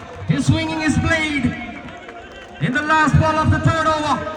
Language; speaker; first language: English; non-native, local second language; Malayalam